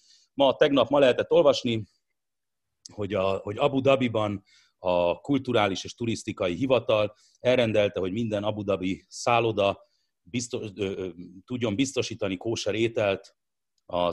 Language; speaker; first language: Hungarian; native; Hungarian